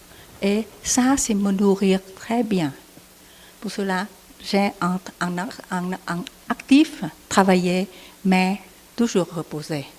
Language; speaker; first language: French; non-native, learner; Vietnamese